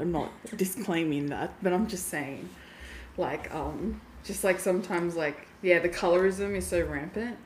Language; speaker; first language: English; native; English